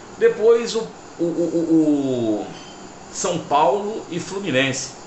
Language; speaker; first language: Portuguese; native; Portuguese